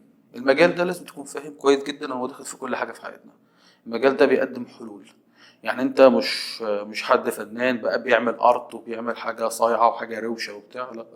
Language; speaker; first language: Arabic; native; Arabic